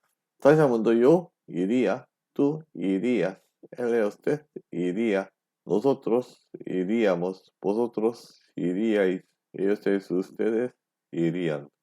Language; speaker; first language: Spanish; non-native, fluent; Korean